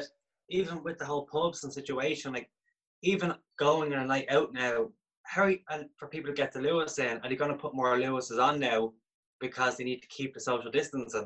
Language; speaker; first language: English; native; English